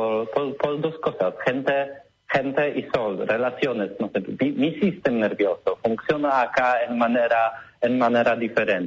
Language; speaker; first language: Spanish; non-native, learner; Polish